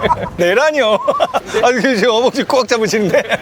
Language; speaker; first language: Korean; native; Korean